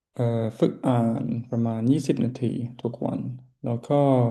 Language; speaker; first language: Thai; non-native, learner; English